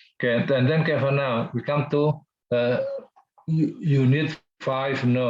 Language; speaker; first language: English; non-native, fluent; Indonesian